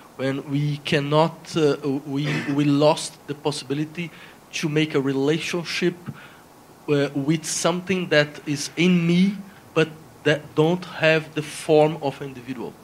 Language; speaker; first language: English; non-native, fluent; Spanish